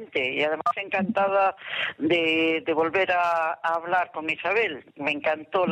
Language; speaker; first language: Spanish; native; Spanish